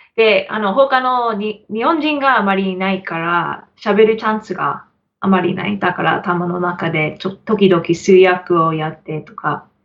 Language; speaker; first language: Japanese; non-native, learner; English